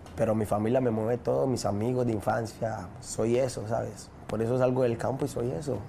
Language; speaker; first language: Spanish; native; Spanish